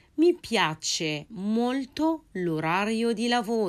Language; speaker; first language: Italian; non-native, fluent; Arabic